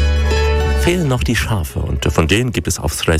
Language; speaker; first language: German; native; German